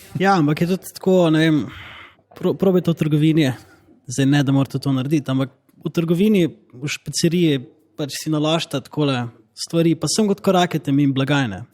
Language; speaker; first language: Slovenian; native; Slovenian